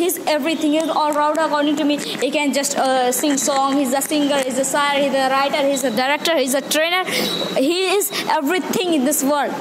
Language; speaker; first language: English; non-native, learner; Hindi